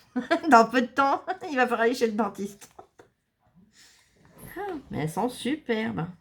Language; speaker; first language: French; native; French